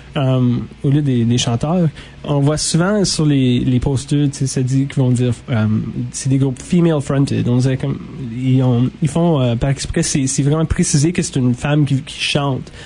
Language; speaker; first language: French; native; French